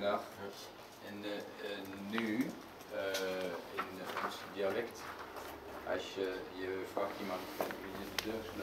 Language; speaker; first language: Dutch; non-native, learner; French